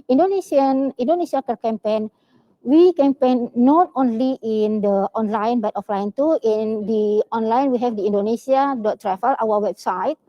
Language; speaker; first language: English; non-native, learner; Indonesian